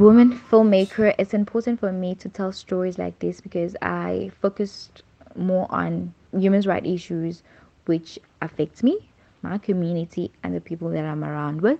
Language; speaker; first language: English; non-native, local second language; Zulu